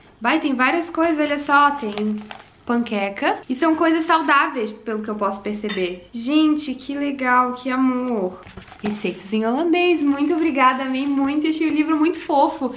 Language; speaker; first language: Portuguese; native; Portuguese